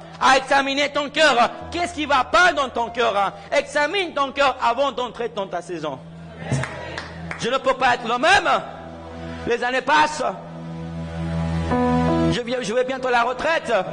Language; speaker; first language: French; non-native, fluent; Spanish